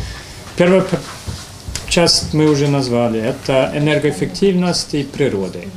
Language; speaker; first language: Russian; non-native, learner; Swedish